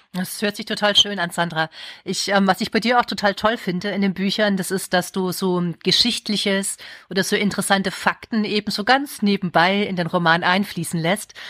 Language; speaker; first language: German; native; German